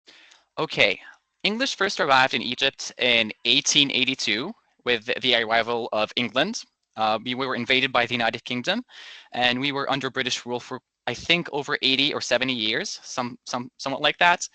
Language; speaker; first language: English; non-native, local second language; Arabic